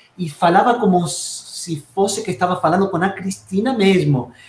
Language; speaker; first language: Spanish; non-native, learner; Portuguese